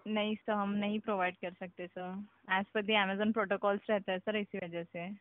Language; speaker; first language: Hindi; non-native, local second language; Marathi